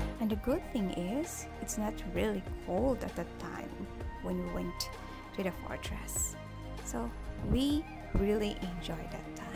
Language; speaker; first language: English; non-native, local second language; Filipino